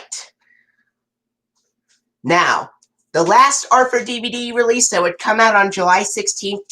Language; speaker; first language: English; native; English